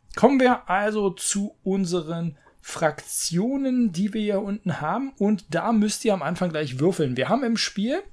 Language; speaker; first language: German; native; German